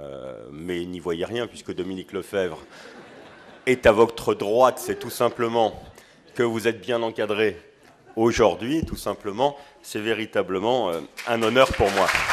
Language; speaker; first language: French; native; French